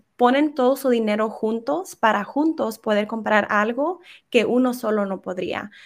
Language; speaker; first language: Spanish; early bilingual, heritage; Spanish